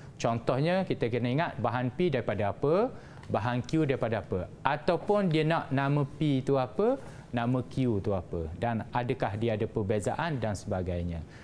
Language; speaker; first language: Malay; native; Malay